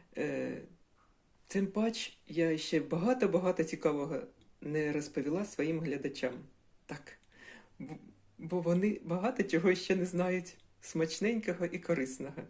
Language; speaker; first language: Ukrainian; non-native, local second language; Russian